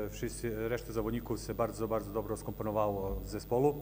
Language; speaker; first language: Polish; non-native, learner; Serbian